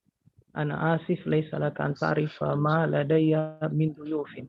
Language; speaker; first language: Arabic; non-native, learner; Indonesian